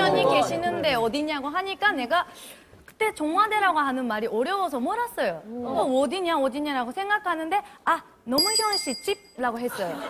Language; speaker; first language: Korean; non-native, learner; Japanese